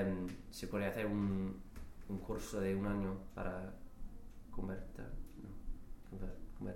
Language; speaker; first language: Spanish; non-native, learner; English